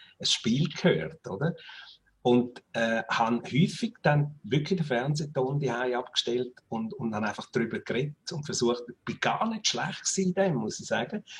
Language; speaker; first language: German; native; German